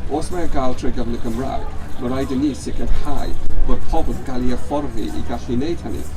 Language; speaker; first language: Welsh; non-native, local second language; English